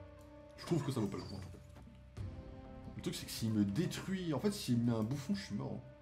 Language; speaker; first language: French; native; French